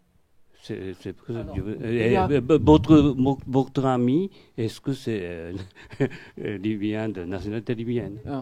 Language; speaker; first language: French; non-native, fluent; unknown